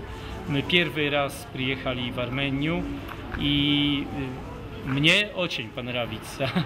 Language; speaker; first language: Russian; non-native, fluent; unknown